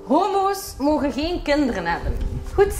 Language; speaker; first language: Dutch; native; Dutch